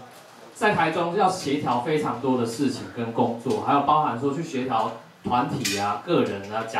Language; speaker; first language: Chinese; native; Chinese